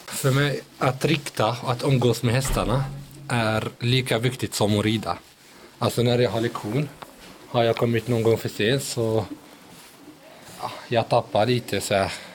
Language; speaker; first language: Swedish; early bilingual, other home language; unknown